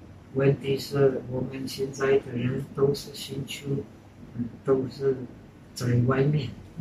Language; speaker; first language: Chinese; non-native, fluent; Czech